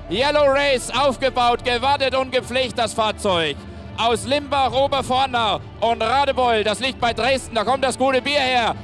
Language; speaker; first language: German; native; German